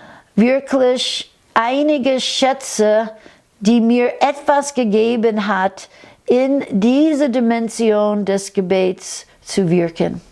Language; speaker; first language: German; non-native, fluent; English